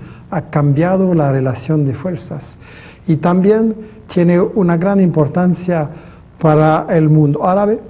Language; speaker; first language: Spanish; non-native, fluent; French